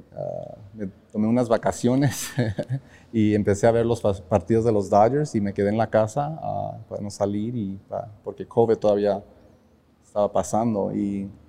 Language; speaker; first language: Spanish; early bilingual, heritage; Spanish